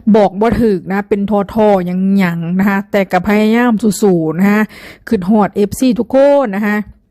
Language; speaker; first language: Thai; native; Thai